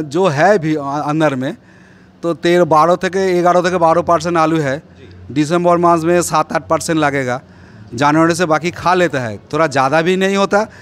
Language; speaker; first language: Hindi; non-native, local second language; Bangla